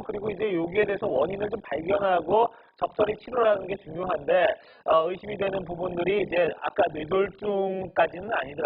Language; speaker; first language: Korean; native; Korean